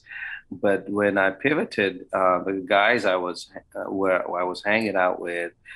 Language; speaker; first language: English; non-native, local second language; Kannada